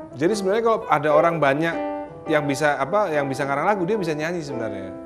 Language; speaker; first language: Indonesian; native; Indonesian